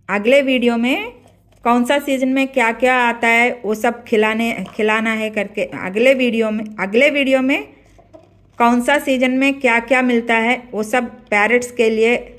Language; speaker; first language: Hindi; non-native, local second language; Telugu